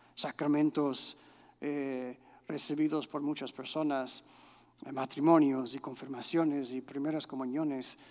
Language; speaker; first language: Spanish; non-native, fluent; English